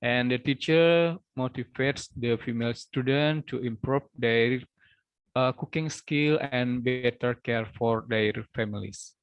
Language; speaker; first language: English; non-native, local second language; Indonesian